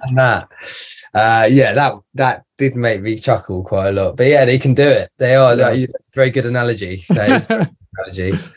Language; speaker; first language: English; native; English